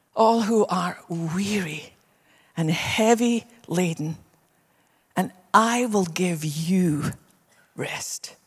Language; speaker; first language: English; native; English